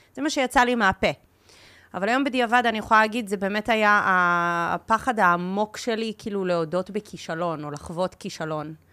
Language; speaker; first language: Hebrew; early bilingual, heritage; English